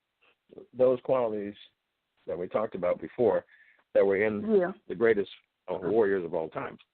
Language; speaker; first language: English; native; English